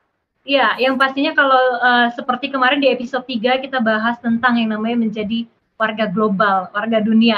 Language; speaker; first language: Indonesian; native; Indonesian